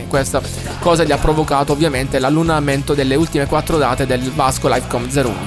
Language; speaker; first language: Italian; native; Italian